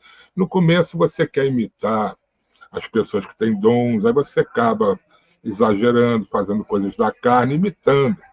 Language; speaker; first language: Portuguese; native; Portuguese